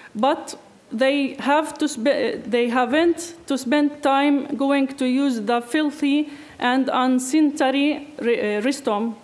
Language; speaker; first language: English; non-native, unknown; Arabic